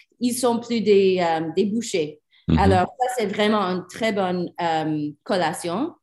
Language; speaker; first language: French; non-native, learner; English